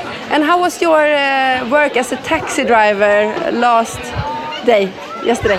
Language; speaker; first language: English; non-native, fluent; Swedish